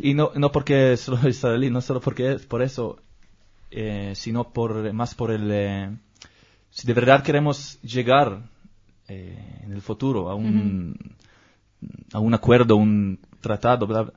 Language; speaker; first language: Spanish; non-native, learner; Hebrew